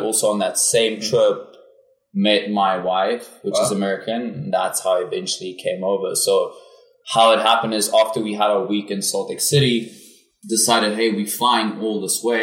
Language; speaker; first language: English; non-native, local second language; Afrikaans